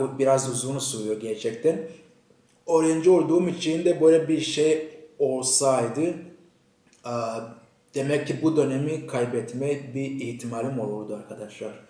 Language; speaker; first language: Turkish; non-native, fluent; Kinyarwanda